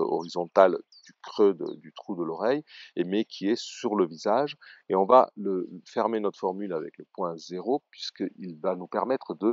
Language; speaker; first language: French; native; French